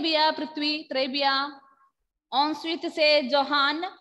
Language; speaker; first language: French; non-native, fluent; Malayalam